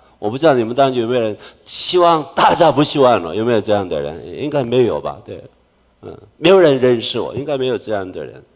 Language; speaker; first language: Chinese; non-native, fluent; Korean